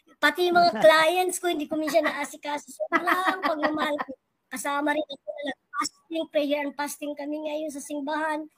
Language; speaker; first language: Filipino; non-native, local second language; Waray